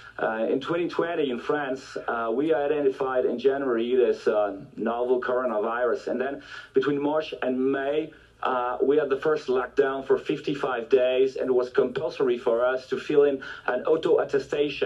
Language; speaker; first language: English; non-native, fluent; French